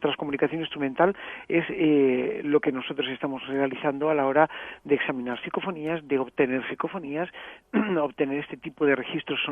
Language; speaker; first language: Spanish; native; Spanish